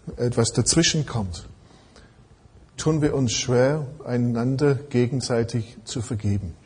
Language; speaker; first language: German; non-native, fluent; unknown